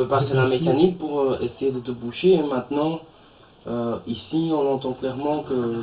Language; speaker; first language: French; native; French